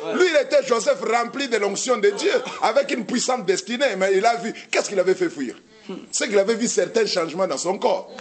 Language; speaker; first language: French; non-native, local second language; Lingala